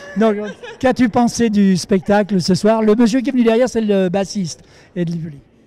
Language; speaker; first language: French; native; French